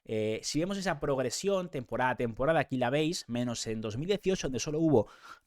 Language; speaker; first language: Spanish; native; Spanish